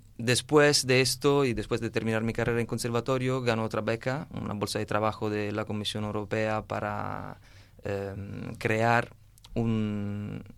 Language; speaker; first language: Spanish; non-native, fluent; Italian